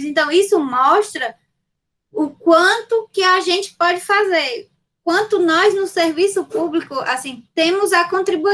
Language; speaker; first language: Portuguese; native; Portuguese